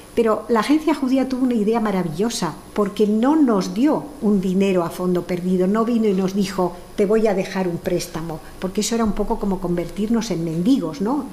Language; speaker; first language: Spanish; early bilingual, other home language; French